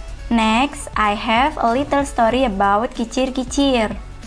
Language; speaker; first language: English; non-native, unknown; Indonesian